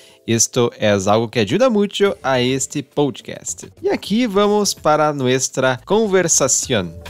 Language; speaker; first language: Spanish; non-native, fluent; Portuguese